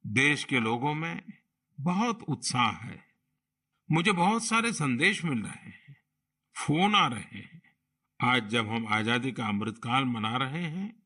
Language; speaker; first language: Hindi; non-native, local second language; Gujarati